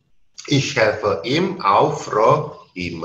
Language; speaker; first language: German; non-native, learner; Indonesian